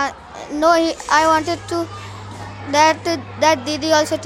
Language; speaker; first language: English; non-native, learner; Hindi